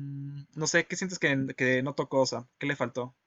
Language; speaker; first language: Spanish; native; Spanish